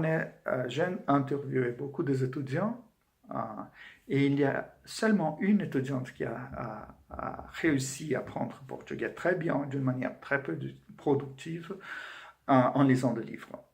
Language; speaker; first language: French; non-native, fluent; Portuguese